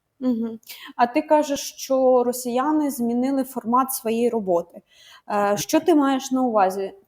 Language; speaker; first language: Ukrainian; native; Ukrainian